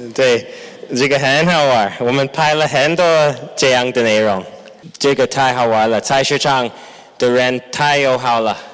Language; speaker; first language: Chinese; non-native, fluent; English